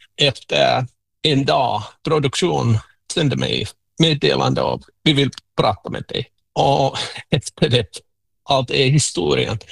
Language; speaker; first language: Swedish; non-native, local second language; Finnish